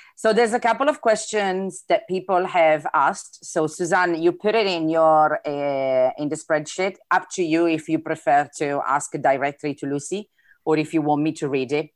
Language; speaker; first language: English; non-native, fluent; Italian